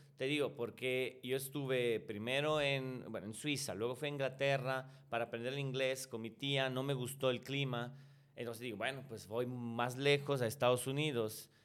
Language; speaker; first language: Spanish; non-native, fluent; Italian